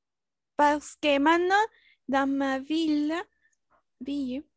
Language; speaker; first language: French; non-native, learner; Spanish